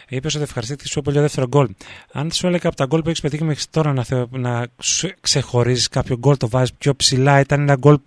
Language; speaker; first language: Greek; native; Greek